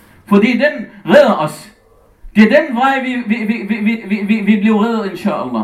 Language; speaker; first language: Danish; non-native, fluent; Arabic